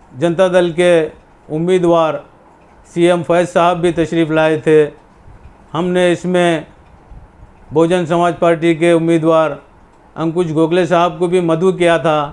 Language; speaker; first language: Hindi; native; Hindi